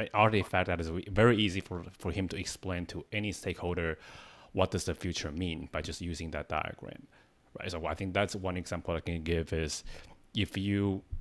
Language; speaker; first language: English; non-native, fluent; Chinese